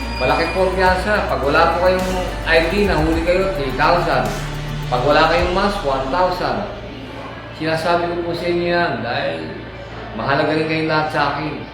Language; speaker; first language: Filipino; native; Filipino